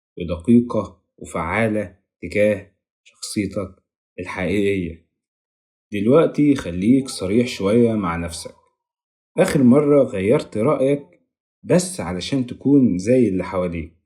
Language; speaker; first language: Arabic; native; Arabic